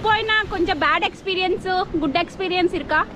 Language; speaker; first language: Tamil; non-native, learner; Kannada